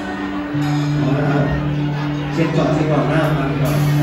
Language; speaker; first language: Thai; native; Thai